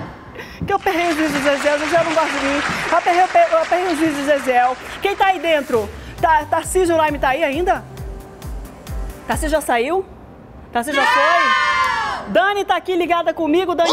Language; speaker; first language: Portuguese; native; Portuguese